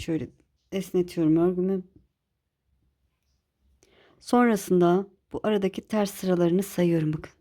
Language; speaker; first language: Turkish; native; Turkish